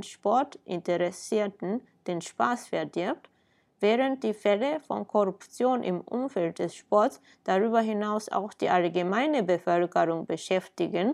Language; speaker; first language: German; non-native, fluent; Japanese